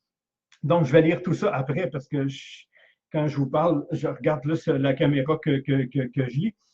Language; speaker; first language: French; native; French